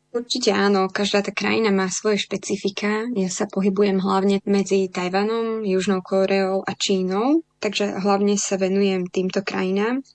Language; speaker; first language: Slovak; native; Slovak